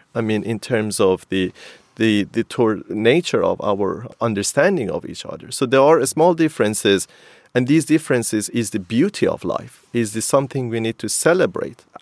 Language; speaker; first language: English; non-native, fluent; Persian